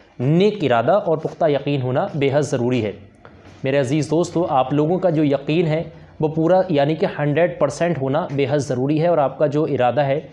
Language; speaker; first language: Urdu; native; Urdu